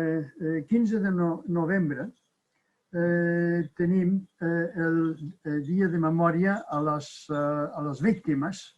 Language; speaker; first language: Catalan; non-native, fluent; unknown